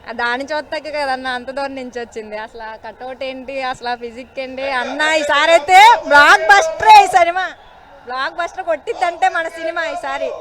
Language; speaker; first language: Telugu; native; Telugu